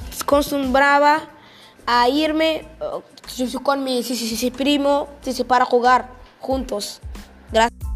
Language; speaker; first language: Spanish; non-native, learner; French